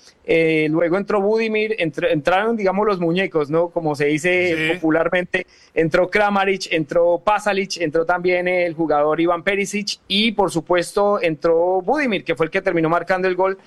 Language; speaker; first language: Spanish; native; Spanish